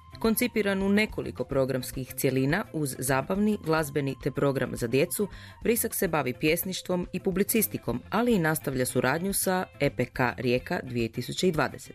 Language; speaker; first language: Croatian; native; Croatian